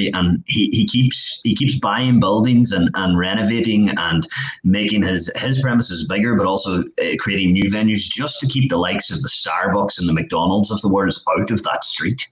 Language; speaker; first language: English; native; English